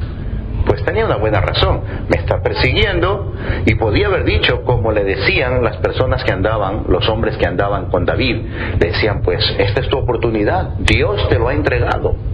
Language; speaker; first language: Spanish; native; Spanish